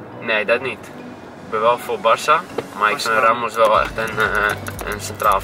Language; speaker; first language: Dutch; non-native, fluent; Greek